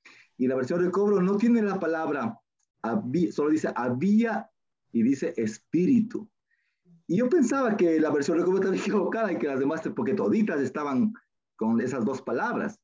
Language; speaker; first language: Spanish; native; Spanish